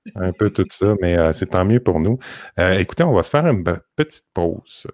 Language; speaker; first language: French; native; French